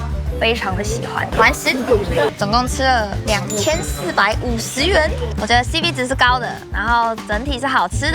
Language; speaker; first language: Chinese; native; Chinese